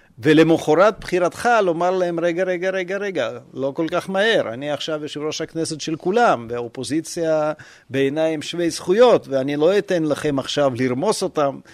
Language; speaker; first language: Hebrew; non-native, fluent; Russian